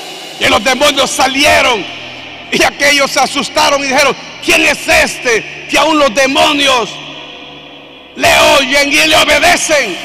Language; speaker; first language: Spanish; native; Spanish